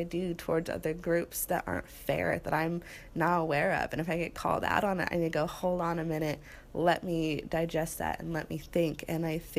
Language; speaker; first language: English; native; English